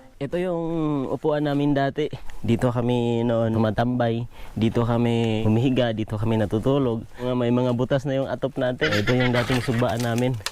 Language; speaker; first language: Filipino; non-native, local second language; Cebuano